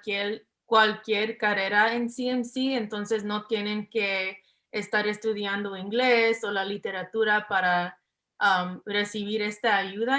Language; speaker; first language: Spanish; early bilingual, heritage; English